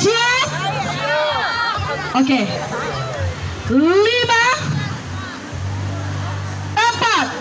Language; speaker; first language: Indonesian; non-native, local second language; Nias